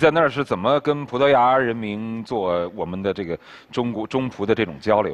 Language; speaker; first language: Chinese; native; Chinese